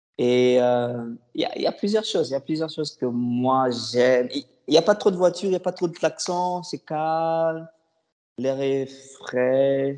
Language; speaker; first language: French; non-native, local second language; Lingala